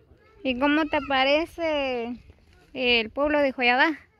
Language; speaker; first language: Spanish; native; Spanish